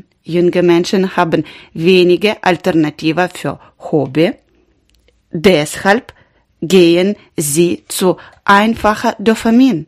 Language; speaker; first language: German; non-native, learner; Ukrainian